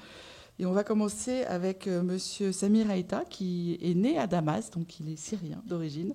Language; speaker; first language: French; native; French